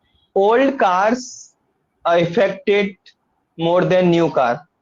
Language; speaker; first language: English; non-native, learner; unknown